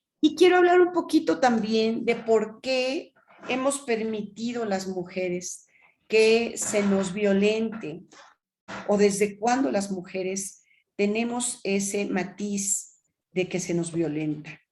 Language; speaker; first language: Spanish; native; Spanish